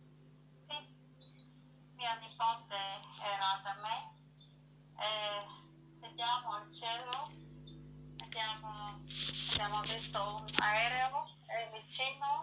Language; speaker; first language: Italian; non-native, fluent; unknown